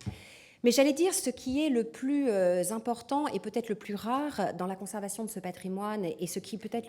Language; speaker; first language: French; native; French